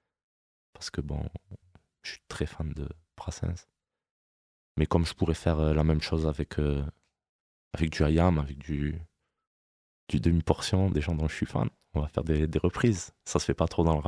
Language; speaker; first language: French; native; French